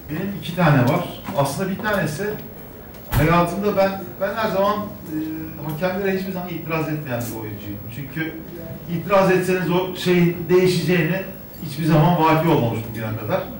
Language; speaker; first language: Turkish; native; Turkish